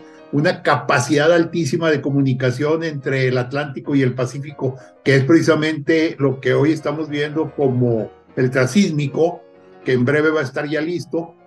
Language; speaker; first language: Spanish; native; Spanish